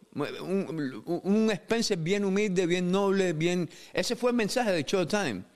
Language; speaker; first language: Spanish; native; Spanish